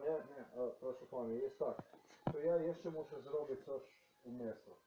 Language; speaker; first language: Polish; non-native, learner; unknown